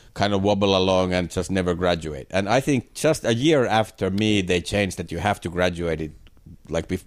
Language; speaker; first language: English; non-native, fluent; Finnish